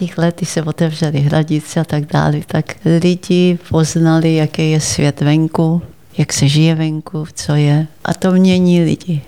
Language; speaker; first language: Czech; early bilingual, heritage; Czech